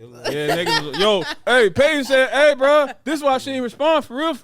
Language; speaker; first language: English; native; English